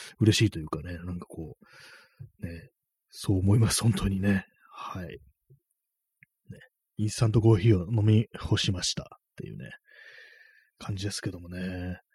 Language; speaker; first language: Japanese; native; Japanese